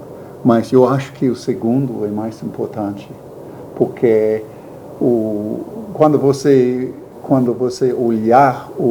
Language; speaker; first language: Portuguese; non-native, learner; English